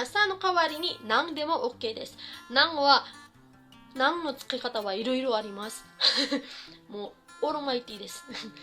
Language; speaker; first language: Japanese; non-native, fluent; Filipino